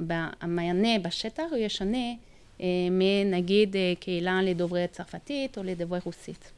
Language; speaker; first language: Hebrew; non-native, fluent; French